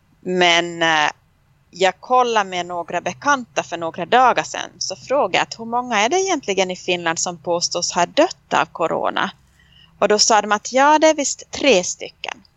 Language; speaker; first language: Swedish; native; Swedish